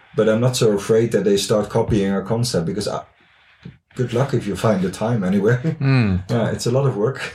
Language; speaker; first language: English; non-native, fluent; Dutch